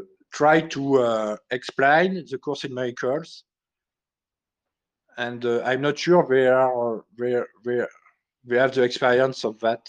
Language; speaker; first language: English; non-native, learner; French